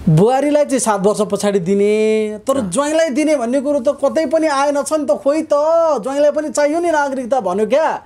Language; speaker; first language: Nepali; native; Nepali